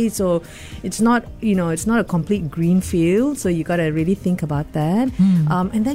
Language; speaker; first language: English; non-native, local second language; Tamil